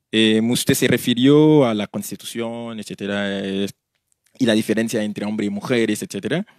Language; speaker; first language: Spanish; native; Spanish